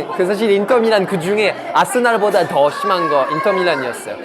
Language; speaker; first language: Korean; non-native, fluent; French